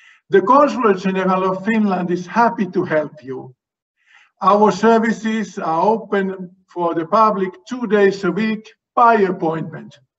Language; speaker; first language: English; non-native, fluent; Finnish